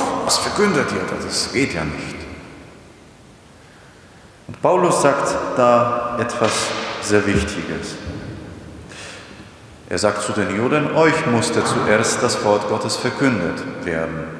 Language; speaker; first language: German; non-native, fluent; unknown